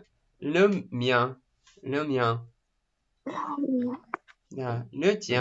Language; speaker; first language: Russian; native; Russian